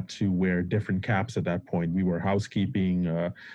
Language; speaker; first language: English; non-native, fluent; Papiamento